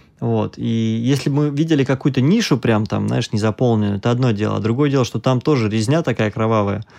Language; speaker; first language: Russian; native; Russian